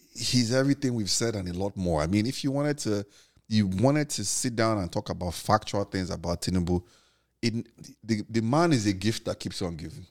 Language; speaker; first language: English; non-native, local second language; Igbo